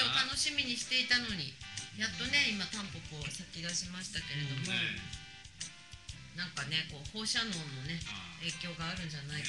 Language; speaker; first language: Japanese; native; Japanese